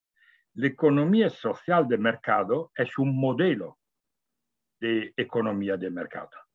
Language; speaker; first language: Spanish; non-native, fluent; Italian